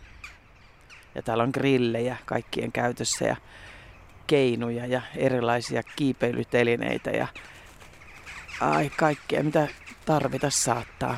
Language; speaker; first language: Finnish; early bilingual, heritage; Finnish